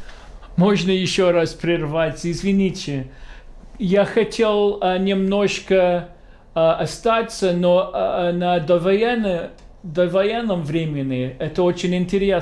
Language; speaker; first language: Russian; non-native, fluent; English